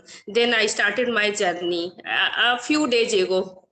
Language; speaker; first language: English; non-native, learner; Hindi